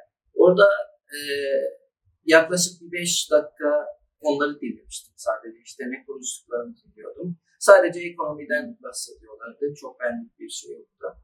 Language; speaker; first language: Turkish; early bilingual, other home language; Arabic